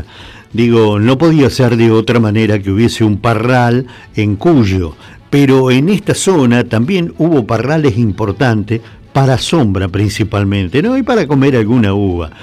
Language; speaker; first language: Spanish; native; Spanish